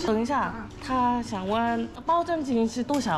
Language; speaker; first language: Chinese; non-native, fluent; Korean